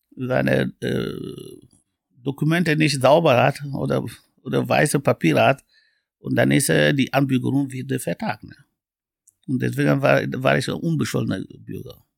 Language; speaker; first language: German; non-native, fluent; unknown